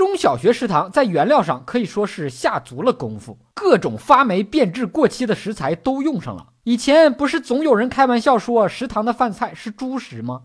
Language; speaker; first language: Chinese; native; Chinese